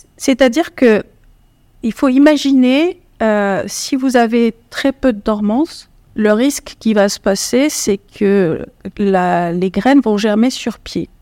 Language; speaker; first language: French; non-native, local second language; Arabic